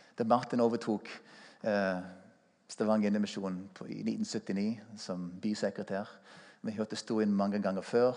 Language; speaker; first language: Norwegian; non-native, fluent; English